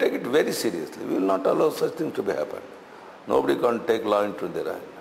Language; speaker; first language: English; non-native, local second language; Kannada